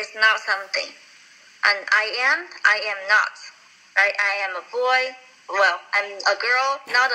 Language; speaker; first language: English; non-native, fluent; Chinese